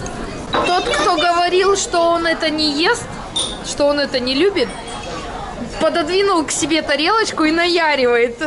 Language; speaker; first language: Russian; native; Russian